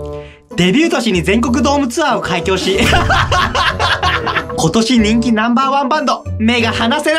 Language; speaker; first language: Japanese; native; Japanese